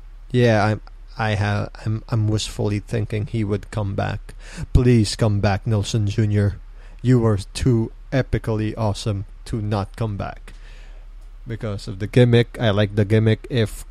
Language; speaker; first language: English; non-native, local second language; Filipino